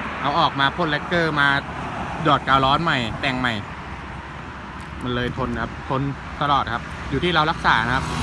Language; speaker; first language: Thai; native; Thai